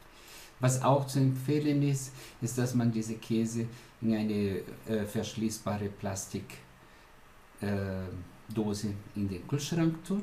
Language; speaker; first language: German; non-native, fluent; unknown